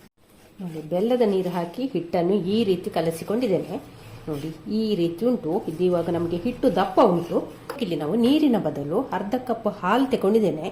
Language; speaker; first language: Kannada; native; Kannada